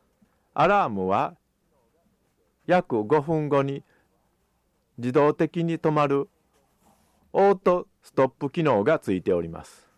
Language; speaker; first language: Japanese; native; Japanese